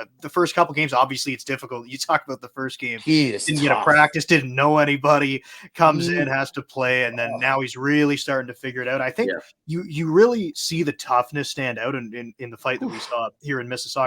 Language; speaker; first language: English; native; English